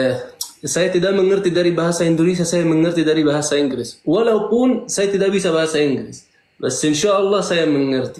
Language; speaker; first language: Indonesian; non-native, fluent; Arabic